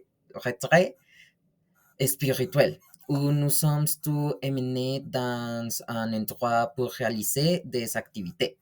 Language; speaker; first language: French; non-native, learner; Spanish